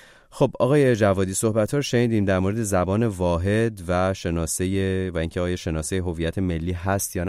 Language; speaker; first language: Persian; native; Persian